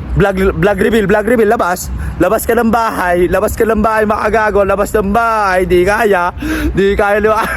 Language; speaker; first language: Filipino; non-native, local second language; Pampanga